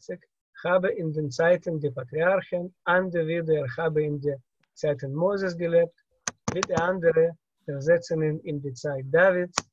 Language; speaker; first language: German; non-native, learner; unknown